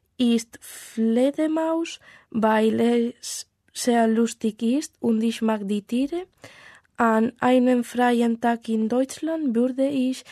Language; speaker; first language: German; non-native, learner; Spanish